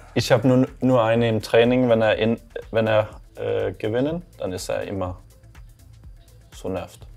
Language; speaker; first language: German; non-native, learner; Danish